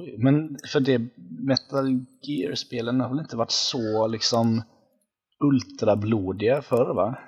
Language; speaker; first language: Swedish; native; Swedish